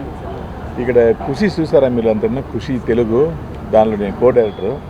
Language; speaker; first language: Telugu; non-native, learner; Tamil